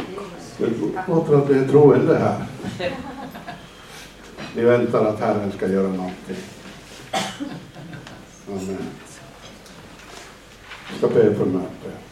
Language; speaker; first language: Swedish; non-native, fluent; Finnish